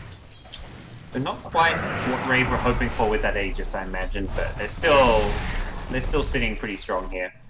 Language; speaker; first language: English; native; English